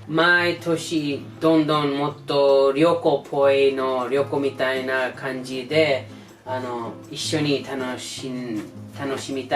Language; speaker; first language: Japanese; non-native, learner; English